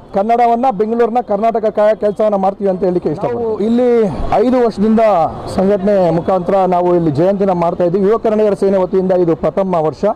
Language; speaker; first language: Kannada; native; Kannada